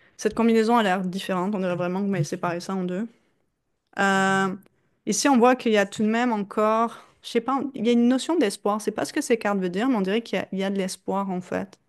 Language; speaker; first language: French; native; French